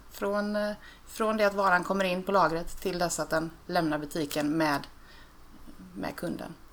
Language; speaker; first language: Swedish; native; Swedish